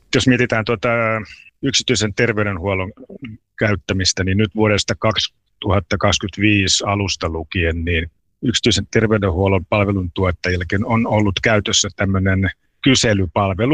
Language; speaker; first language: Finnish; native; Finnish